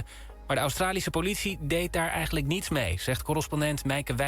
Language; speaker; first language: Dutch; native; Dutch